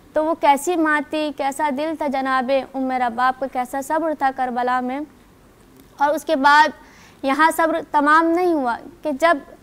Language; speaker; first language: Urdu; non-native, local second language; Sindhi